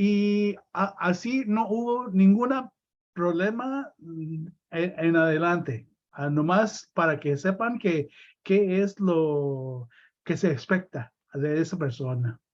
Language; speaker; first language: Spanish; early bilingual, heritage; Spanish